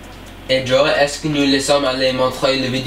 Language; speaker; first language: French; non-native, learner; English